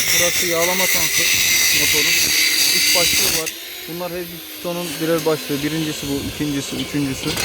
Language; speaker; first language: Turkish; native; Turkish